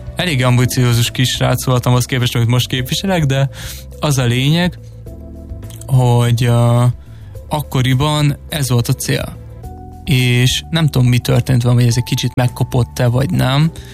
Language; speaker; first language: Hungarian; native; Hungarian